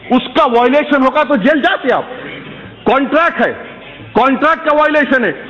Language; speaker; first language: Urdu; native; Urdu